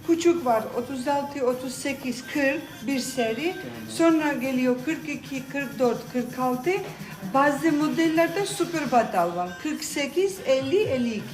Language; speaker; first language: Turkish; non-native, fluent; Russian